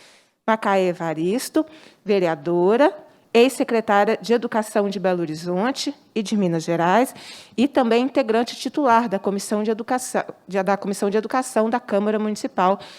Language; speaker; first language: Portuguese; native; Portuguese